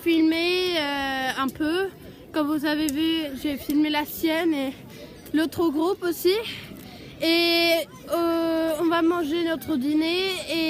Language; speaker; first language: French; non-native, learner; Swedish